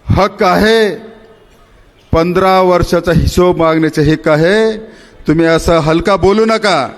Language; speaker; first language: Marathi; non-native, local second language; Kannada